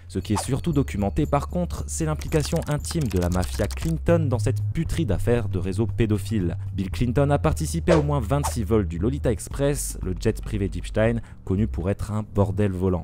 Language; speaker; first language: French; native; French